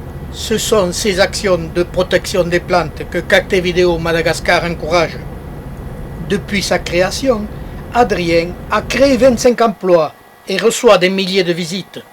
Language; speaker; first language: French; native; French